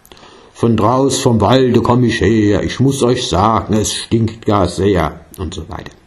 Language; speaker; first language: German; native; German